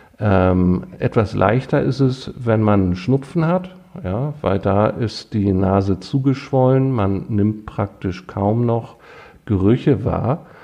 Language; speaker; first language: German; native; German